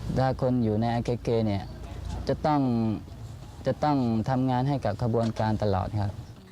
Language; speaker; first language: Thai; non-native, local second language; Pattani Malay